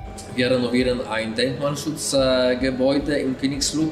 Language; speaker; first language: German; non-native, fluent; Polish